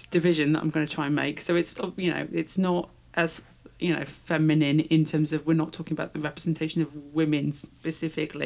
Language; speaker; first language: English; native; English